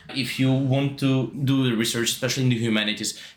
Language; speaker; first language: English; non-native, fluent; Russian